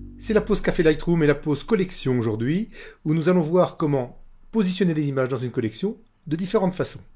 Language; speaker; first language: French; native; French